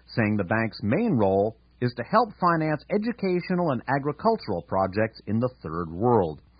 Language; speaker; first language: English; native; English